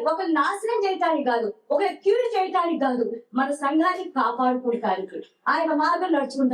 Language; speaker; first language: Telugu; native; Telugu